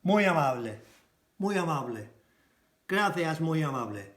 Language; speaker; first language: Spanish; non-native, fluent; English